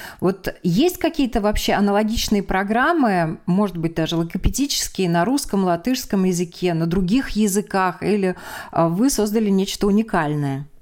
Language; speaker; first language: Russian; native; Russian